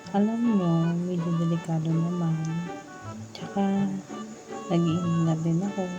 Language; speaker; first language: Filipino; non-native, local second language; Hiligaynon